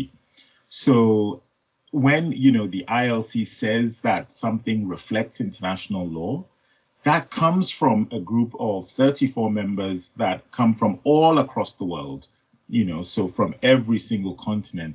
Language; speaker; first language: English; non-native, local second language; Yoruba